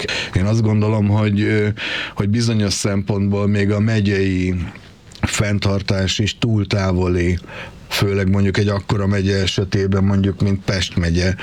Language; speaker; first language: Hungarian; native; Hungarian